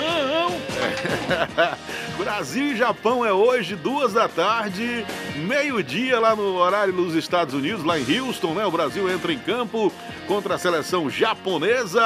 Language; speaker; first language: Portuguese; native; Portuguese